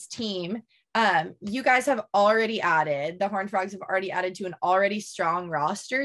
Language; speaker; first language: English; native; English